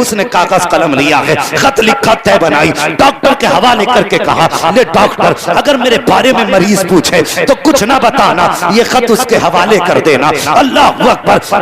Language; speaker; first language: Hindi; native; Hindi